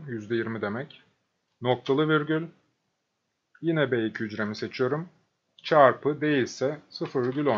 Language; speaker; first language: Turkish; native; Turkish